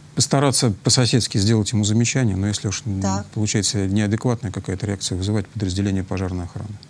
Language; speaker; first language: Russian; native; Russian